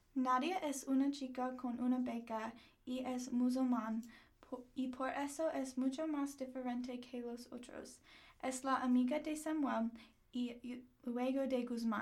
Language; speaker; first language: Spanish; non-native, learner; English